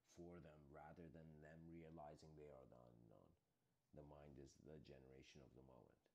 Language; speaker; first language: English; native; English